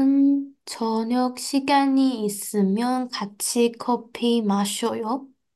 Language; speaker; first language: Korean; non-native, learner; Chinese